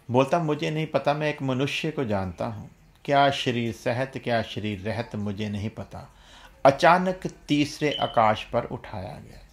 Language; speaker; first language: Hindi; non-native, local second language; Punjabi